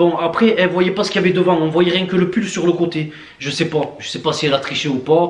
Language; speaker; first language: French; native; French